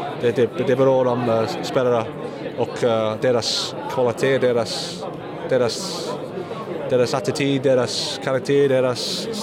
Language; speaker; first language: Swedish; non-native, learner; English